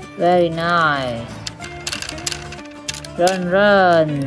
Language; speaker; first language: English; non-native, learner; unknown